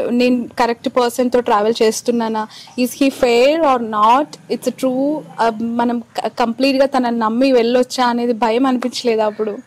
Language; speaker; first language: Telugu; native; Telugu